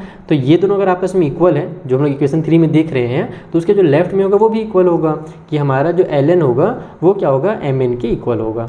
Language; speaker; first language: Hindi; native; Hindi